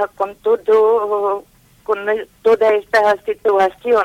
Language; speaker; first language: Spanish; non-native, fluent; Ukrainian